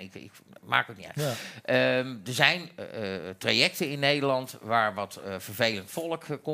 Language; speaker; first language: Dutch; native; Dutch